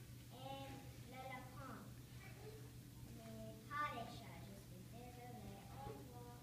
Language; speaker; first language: French; non-native, learner; English